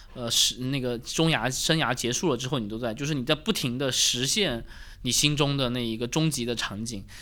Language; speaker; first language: Chinese; native; Chinese